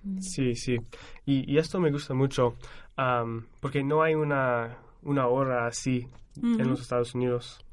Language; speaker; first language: Spanish; non-native, fluent; English